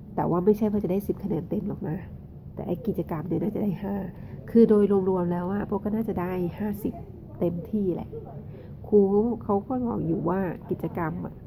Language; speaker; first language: Thai; native; Thai